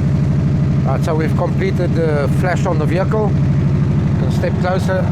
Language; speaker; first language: English; native; English